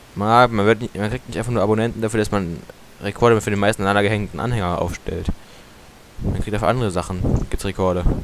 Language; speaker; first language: German; native; German